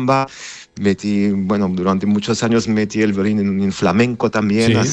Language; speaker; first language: Spanish; non-native, fluent; Armenian